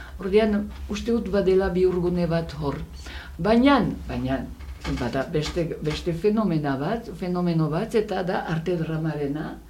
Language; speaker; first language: Basque; native; Basque